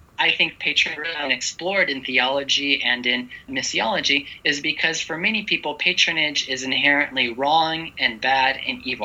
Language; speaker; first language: English; native; English